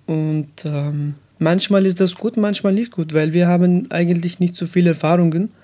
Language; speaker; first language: German; non-native, learner; Persian